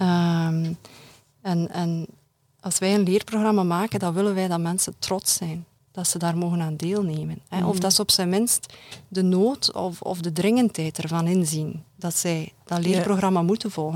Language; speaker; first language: Dutch; native; Dutch